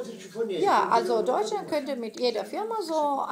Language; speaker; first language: German; non-native, fluent; Greek